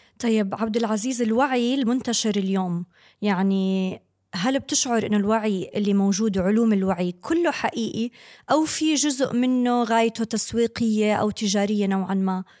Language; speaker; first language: Arabic; native; Arabic